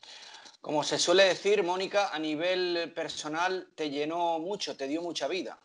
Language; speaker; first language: Spanish; native; Spanish